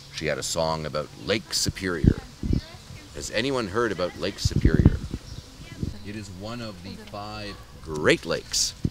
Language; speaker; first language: English; early bilingual, other home language; Ukrainian